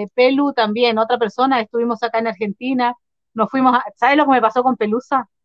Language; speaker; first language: Spanish; native; Spanish